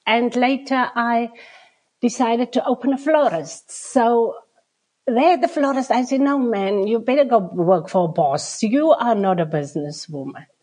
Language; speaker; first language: English; non-native, local second language; Afrikaans